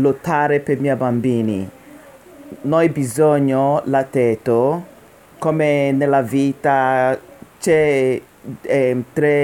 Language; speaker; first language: Italian; non-native, learner; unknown